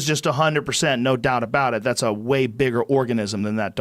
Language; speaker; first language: English; native; English